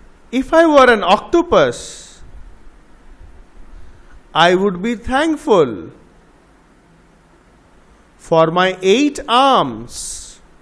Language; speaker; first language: English; non-native, local second language; Bangla